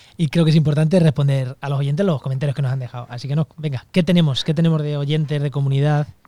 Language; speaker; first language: Spanish; native; Spanish